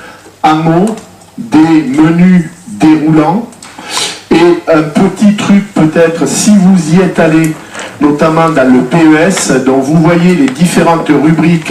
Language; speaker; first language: French; native; French